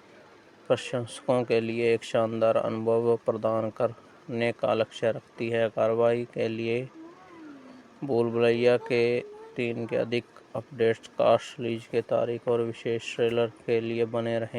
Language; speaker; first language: Hindi; native; Hindi